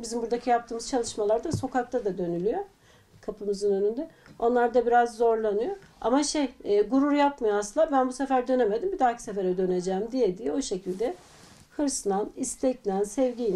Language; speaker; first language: Turkish; native; Turkish